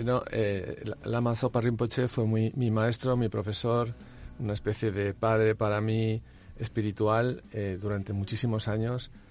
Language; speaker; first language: Spanish; native; Spanish